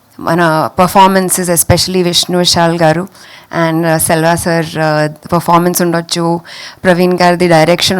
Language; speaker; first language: Telugu; non-native, local second language; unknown